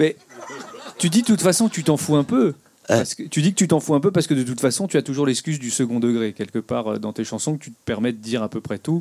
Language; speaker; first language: French; native; French